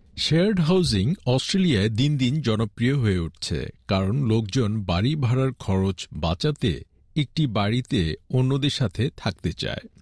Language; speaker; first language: Bangla; native; Bangla